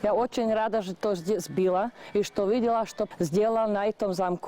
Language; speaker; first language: Russian; non-native, learner; Slovak